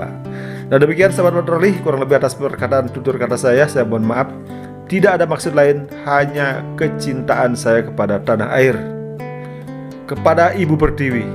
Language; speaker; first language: Indonesian; native; Indonesian